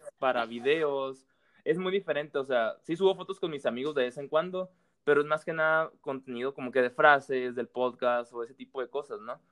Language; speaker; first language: Spanish; native; Spanish